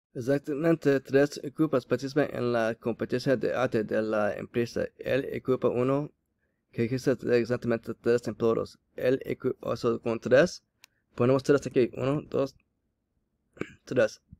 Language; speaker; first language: Spanish; non-native, learner; English